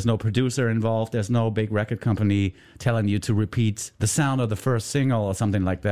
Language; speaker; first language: English; non-native, fluent; German